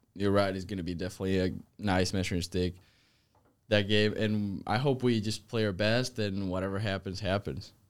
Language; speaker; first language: English; non-native, fluent; Spanish